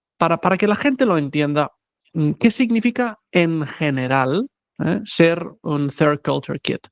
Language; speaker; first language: Spanish; native; Spanish